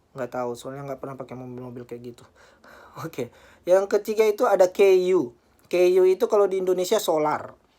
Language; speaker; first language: Indonesian; native; Indonesian